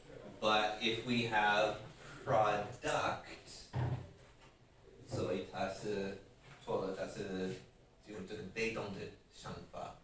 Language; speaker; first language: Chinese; non-native, fluent; English